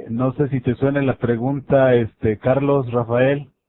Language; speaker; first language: Spanish; native; Spanish